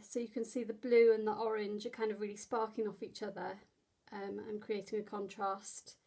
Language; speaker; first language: English; native; English